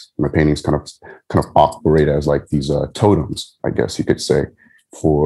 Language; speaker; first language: English; native; English